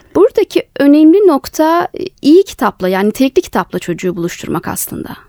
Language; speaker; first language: Turkish; native; Turkish